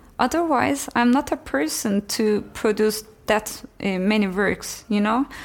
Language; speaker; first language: English; non-native, fluent; Turkish